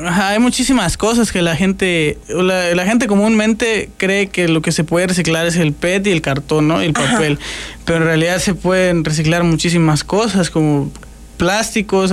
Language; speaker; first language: Spanish; native; Spanish